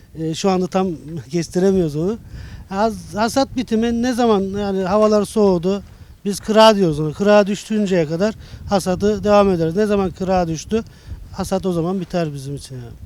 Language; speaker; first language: Turkish; native; Turkish